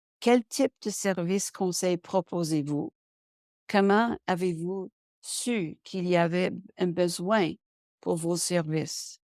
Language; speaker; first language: French; non-native, local second language; English